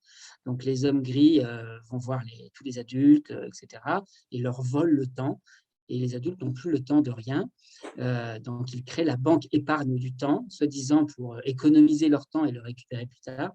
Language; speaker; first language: French; native; French